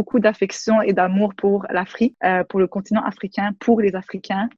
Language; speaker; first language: French; native; French